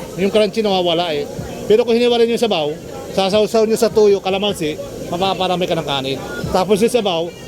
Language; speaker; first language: Filipino; native; Filipino